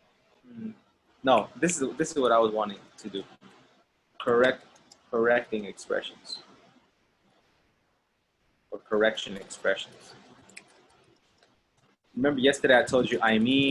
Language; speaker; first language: English; non-native, fluent; Spanish